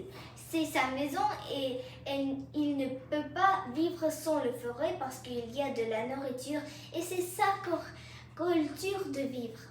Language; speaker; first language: French; non-native, learner; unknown